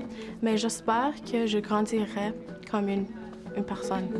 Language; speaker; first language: French; non-native, local second language; English